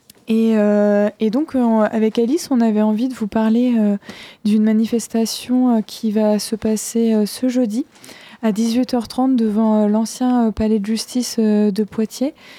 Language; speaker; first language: French; native; French